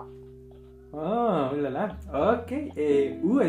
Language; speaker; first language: French; non-native, fluent; Spanish